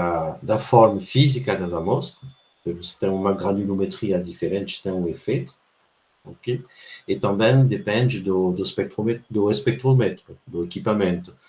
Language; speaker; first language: Portuguese; non-native, fluent; French